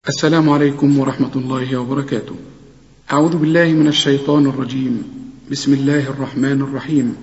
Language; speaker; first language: Arabic; native; Arabic